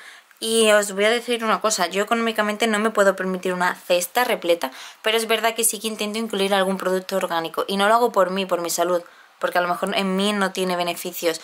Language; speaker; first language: Spanish; native; Spanish